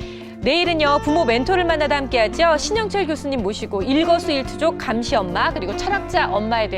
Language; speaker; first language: Korean; native; Korean